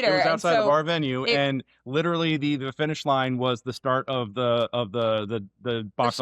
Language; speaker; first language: English; native; English